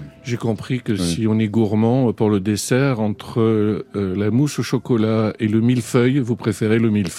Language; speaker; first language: French; native; French